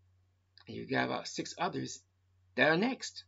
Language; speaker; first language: English; native; English